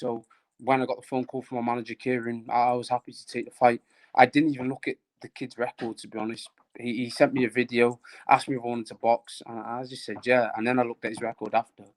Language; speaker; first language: English; native; English